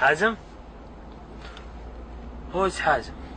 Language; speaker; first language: English; non-native, learner; Arabic